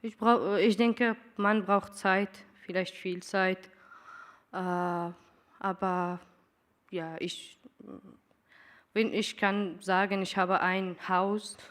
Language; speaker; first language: German; non-native, learner; Persian